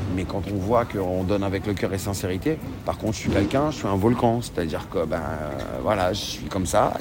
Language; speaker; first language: French; native; French